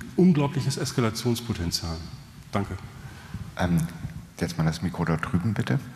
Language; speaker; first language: German; native; German